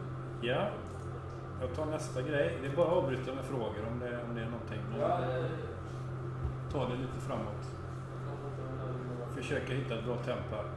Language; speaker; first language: Swedish; native; Swedish